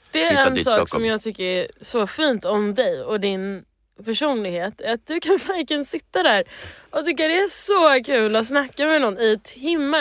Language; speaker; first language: Swedish; early bilingual, heritage; English